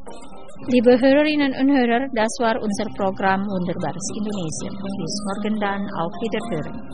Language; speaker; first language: German; non-native, fluent; Indonesian